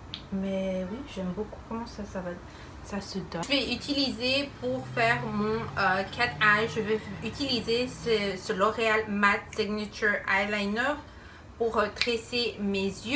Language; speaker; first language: French; non-native, fluent; Spanish